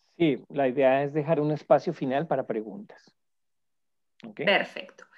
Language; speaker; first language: Spanish; native; Spanish